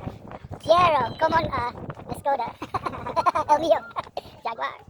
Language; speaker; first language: Spanish; non-native, learner; English